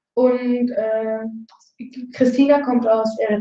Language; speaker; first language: German; non-native, learner; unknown